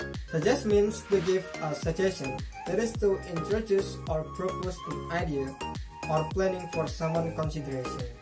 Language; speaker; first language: English; non-native, fluent; Indonesian